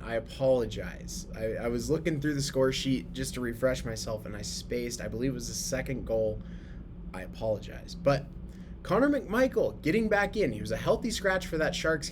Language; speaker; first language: English; native; English